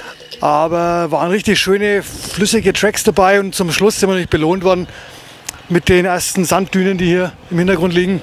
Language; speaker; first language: German; native; German